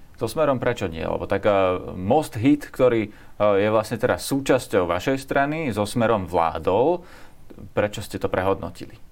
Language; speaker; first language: Slovak; native; Slovak